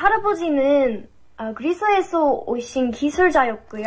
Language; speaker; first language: Korean; non-native, fluent; English